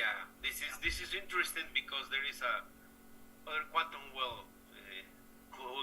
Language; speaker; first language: English; non-native, learner; Spanish